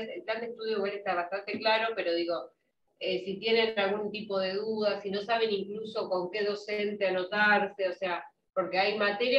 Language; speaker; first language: Spanish; native; Spanish